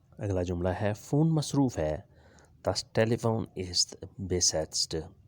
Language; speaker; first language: Urdu; native; Urdu